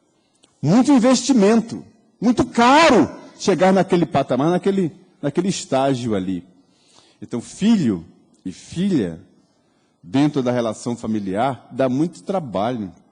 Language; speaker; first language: Portuguese; native; Portuguese